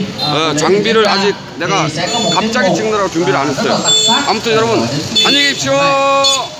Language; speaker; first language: Korean; native; Korean